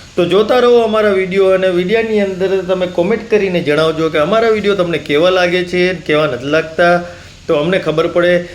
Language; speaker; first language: Gujarati; non-native, local second language; Kachhi